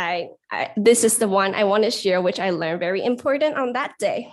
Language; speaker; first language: English; non-native, learner; Chinese